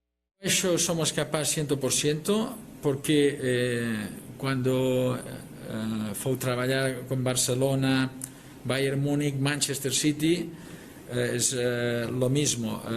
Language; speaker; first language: Spanish; non-native, local second language; Catalan